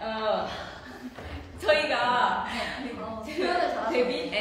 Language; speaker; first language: Korean; non-native, fluent; Indonesian